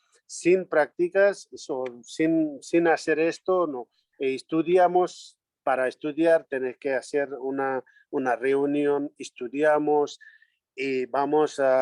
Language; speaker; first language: Spanish; non-native, learner; Nepali